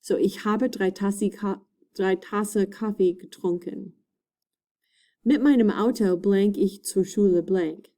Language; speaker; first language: German; non-native, fluent; English